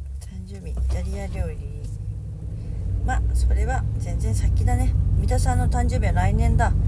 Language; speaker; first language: Japanese; native; Japanese